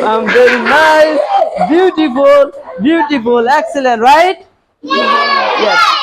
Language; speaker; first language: English; non-native, local second language; Bangla